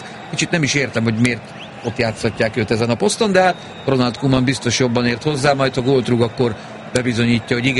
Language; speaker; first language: Hungarian; native; Hungarian